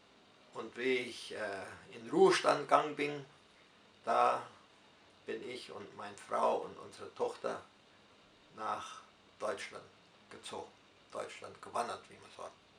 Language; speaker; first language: German; early bilingual, heritage; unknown